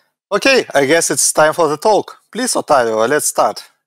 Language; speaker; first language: English; non-native, fluent; Russian